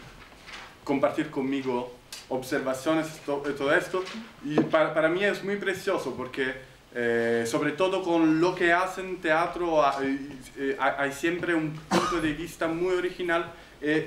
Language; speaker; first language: Spanish; non-native, fluent; Italian